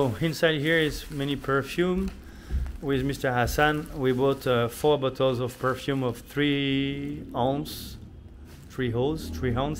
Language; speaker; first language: English; non-native, fluent; French